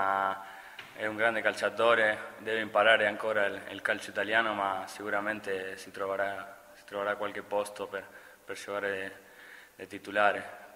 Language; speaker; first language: Italian; non-native, fluent; Spanish